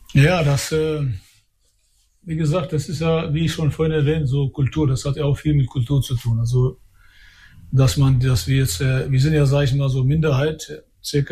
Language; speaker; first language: German; early bilingual, other home language; Albanian